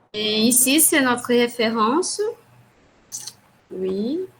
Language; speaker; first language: French; non-native, learner; Portuguese